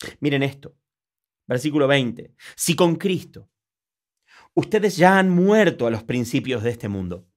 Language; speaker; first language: Spanish; native; Spanish